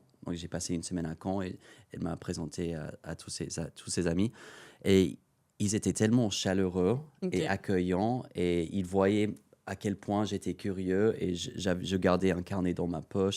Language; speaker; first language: French; non-native, fluent; English